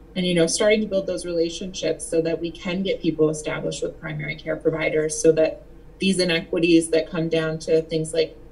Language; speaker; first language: English; native; English